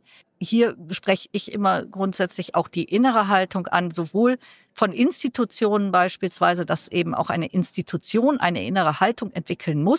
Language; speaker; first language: German; native; German